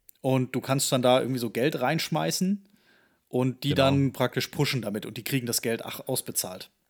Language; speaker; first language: German; native; German